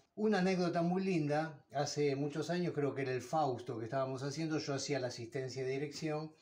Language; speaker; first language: Spanish; native; Spanish